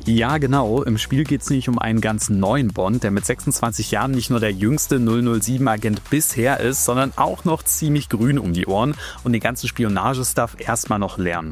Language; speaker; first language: German; native; German